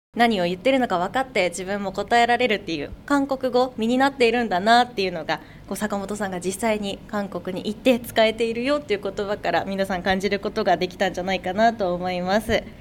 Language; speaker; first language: Japanese; native; Japanese